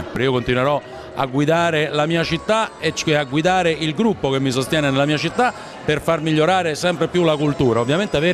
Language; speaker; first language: Italian; native; Italian